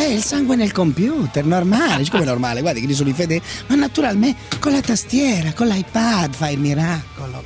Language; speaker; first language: Italian; native; Italian